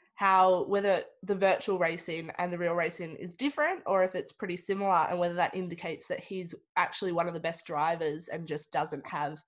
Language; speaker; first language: English; native; English